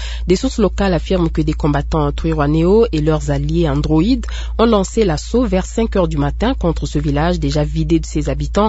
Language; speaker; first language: French; non-native, local second language; Lingala